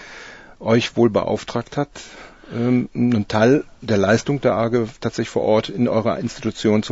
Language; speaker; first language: German; native; German